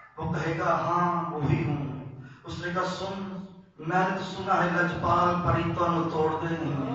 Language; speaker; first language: Urdu; non-native, local second language; Punjabi